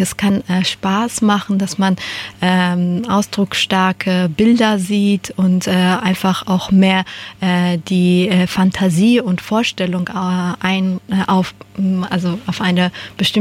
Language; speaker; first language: German; non-native, fluent; Persian